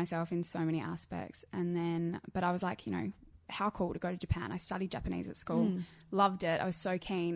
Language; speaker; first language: English; native; English